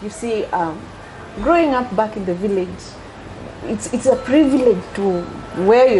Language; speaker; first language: English; non-native, local second language; Luyia